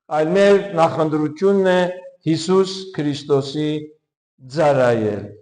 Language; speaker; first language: Armenian; early bilingual, heritage; Armenian